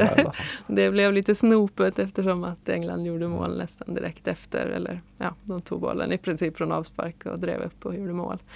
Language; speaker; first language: Swedish; native; Swedish